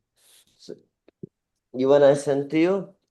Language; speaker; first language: English; non-native, learner; Arabic